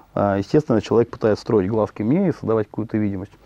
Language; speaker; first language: Russian; native; Russian